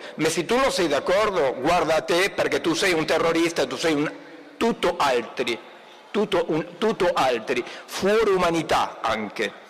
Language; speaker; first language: Italian; non-native, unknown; Spanish